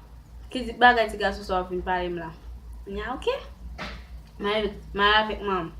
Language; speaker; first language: French; non-native, learner; Haitian Creole